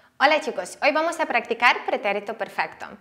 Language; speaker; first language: Spanish; non-native, fluent; Ukrainian